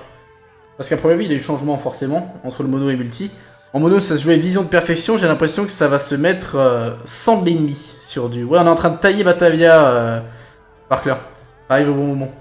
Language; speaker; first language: French; native; French